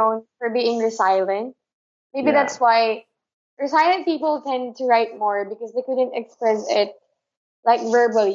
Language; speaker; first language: English; non-native, local second language; Filipino